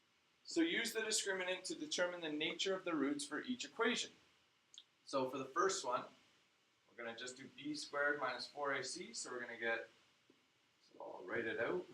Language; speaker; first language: English; native; English